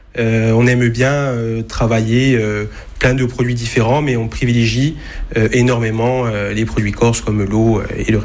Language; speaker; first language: French; native; French